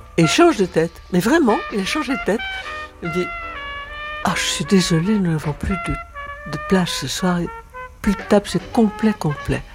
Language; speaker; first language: French; native; French